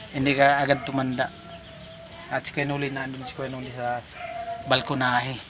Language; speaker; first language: Filipino; non-native, local second language; Bikol